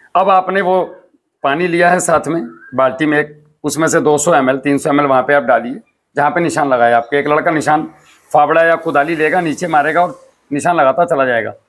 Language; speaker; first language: Hindi; native; Hindi